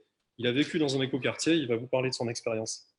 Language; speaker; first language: French; native; French